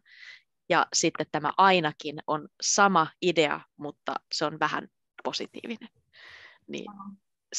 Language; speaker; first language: Finnish; native; Finnish